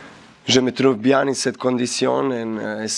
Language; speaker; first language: French; non-native, fluent; Serbian